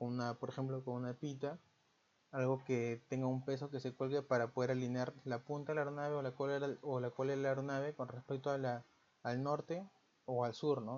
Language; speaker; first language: Spanish; native; Spanish